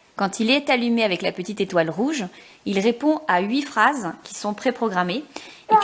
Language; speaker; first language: French; native; French